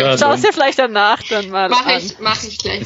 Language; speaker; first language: German; native; German